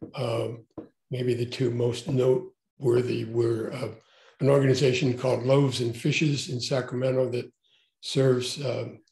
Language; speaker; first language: English; native; English